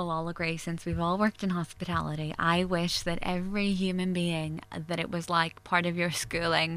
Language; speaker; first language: English; native; English